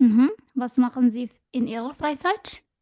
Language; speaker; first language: German; non-native, fluent; Indonesian